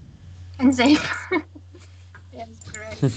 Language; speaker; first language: English; non-native, fluent; Russian